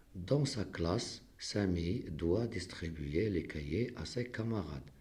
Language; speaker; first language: French; non-native, local second language; Arabic